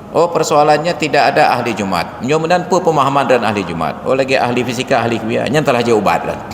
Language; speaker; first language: Malay; non-native, local second language; Achinese